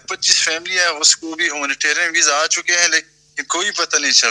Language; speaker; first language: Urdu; non-native, fluent; Pashto